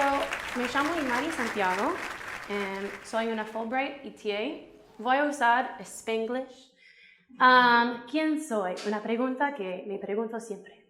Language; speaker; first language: Spanish; non-native, fluent; English